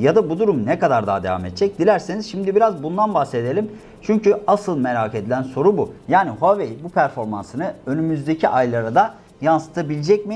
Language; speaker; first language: Turkish; native; Turkish